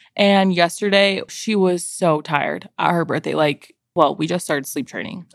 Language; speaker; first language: English; native; English